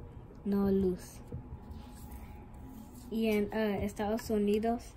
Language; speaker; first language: Spanish; early bilingual, heritage; Spanish